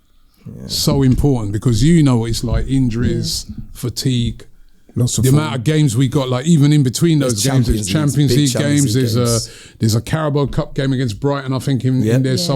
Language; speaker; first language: English; native; English